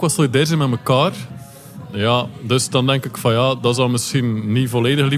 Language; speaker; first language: Dutch; native; Dutch